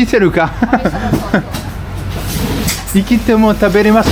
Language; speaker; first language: Japanese; non-native, learner; French